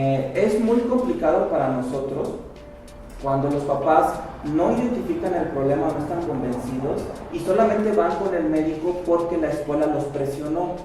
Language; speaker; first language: Spanish; native; Spanish